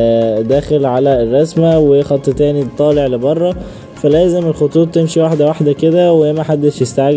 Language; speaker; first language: Arabic; native; Arabic